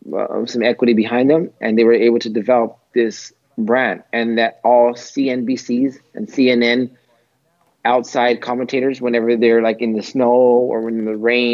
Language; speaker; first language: English; native; English